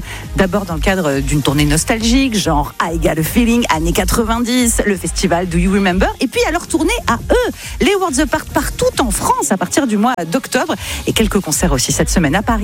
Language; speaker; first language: French; native; French